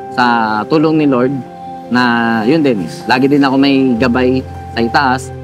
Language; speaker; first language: Filipino; native; Filipino